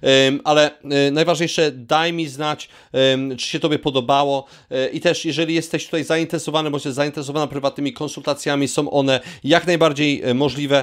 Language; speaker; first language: Polish; native; Polish